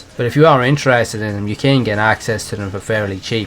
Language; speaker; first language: English; native; English